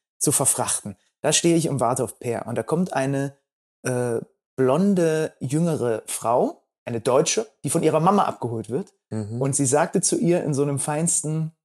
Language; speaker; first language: German; native; German